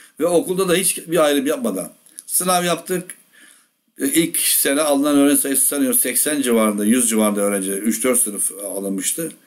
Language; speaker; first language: Turkish; native; Turkish